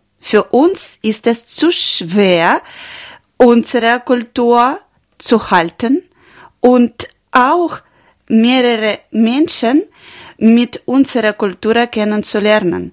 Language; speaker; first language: German; non-native, learner; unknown